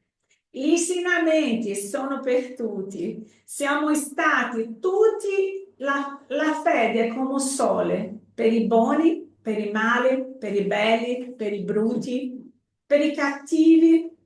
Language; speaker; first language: Italian; non-native, fluent; Portuguese